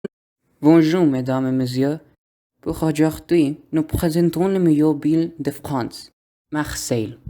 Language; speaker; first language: French; non-native, learner; Spanish